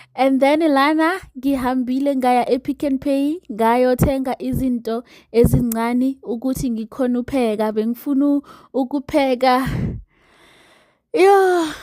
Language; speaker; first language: Zulu; non-native, local second language; Southern Sotho